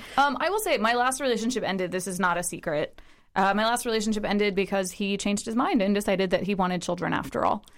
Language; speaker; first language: English; early bilingual, other home language; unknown